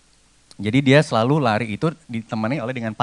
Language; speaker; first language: Indonesian; native; Indonesian